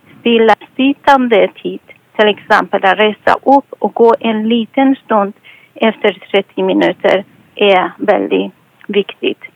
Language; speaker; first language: Swedish; non-native, fluent; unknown